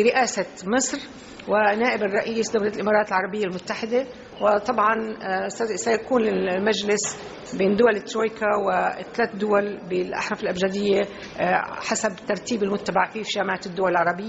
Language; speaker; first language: Arabic; native; Arabic